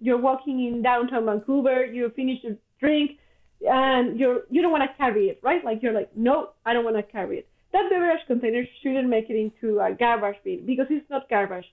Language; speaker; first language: English; non-native, fluent; Spanish